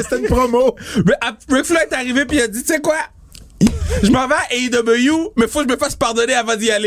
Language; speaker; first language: French; native; French